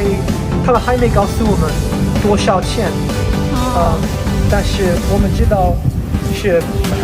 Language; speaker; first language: Chinese; non-native, learner; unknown